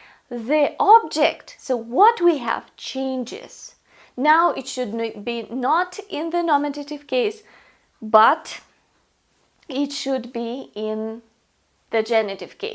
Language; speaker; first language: English; non-native, fluent; Russian